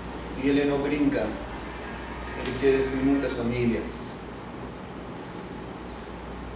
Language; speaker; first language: Portuguese; non-native, fluent; Spanish